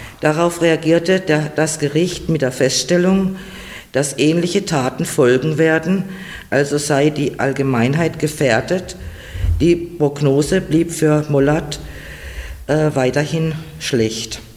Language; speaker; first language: German; native; German